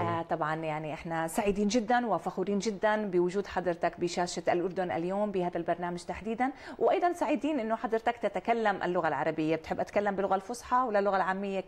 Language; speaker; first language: Arabic; native; Arabic